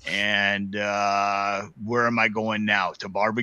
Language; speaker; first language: English; native; English